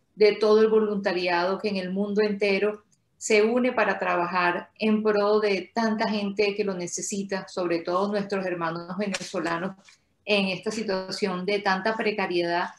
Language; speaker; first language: Spanish; native; Spanish